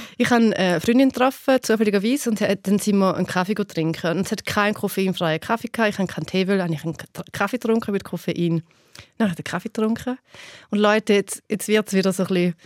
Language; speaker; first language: German; early bilingual, other home language; Albanian